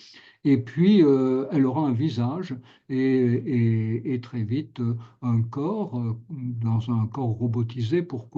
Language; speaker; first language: French; native; French